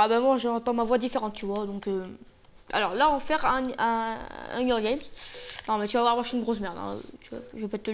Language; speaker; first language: French; native; French